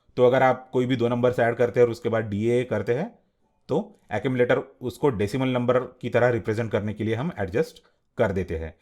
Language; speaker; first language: Hindi; non-native, local second language; Marathi